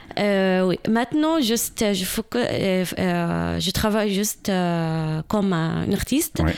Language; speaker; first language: French; non-native, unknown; Arabic